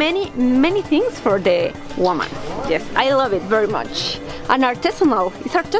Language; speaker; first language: English; non-native, learner; Spanish